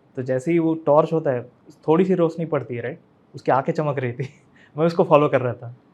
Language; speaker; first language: Hindi; non-native, local second language; Marathi